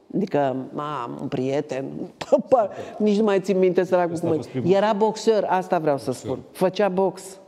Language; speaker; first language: Romanian; native; Romanian